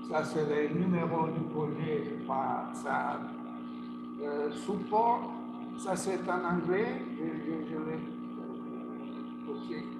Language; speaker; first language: French; non-native, learner; Italian